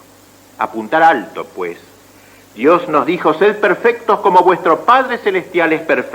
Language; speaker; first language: Spanish; native; Spanish